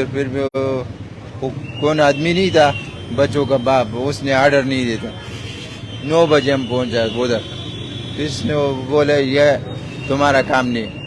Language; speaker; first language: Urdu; non-native, local second language; Pashto